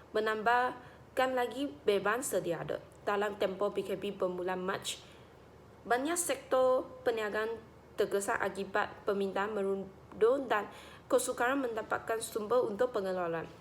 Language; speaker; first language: Malay; non-native, local second language; Chinese